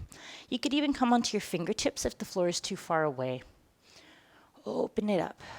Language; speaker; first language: English; native; English